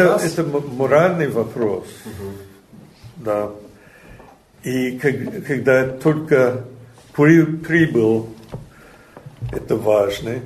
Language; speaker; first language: Russian; non-native, learner; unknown